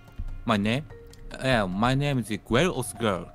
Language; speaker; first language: English; non-native, learner; Japanese